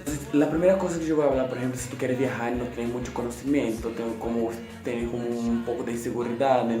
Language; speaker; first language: Spanish; non-native, local second language; Portuguese